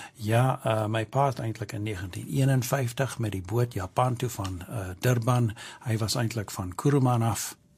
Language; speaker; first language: Afrikaans; early bilingual, heritage; English